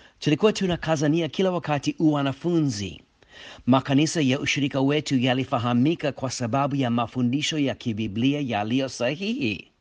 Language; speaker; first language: Swahili; non-native, fluent; English